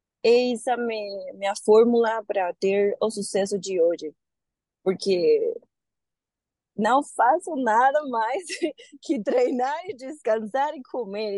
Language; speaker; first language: Portuguese; non-native, learner; Spanish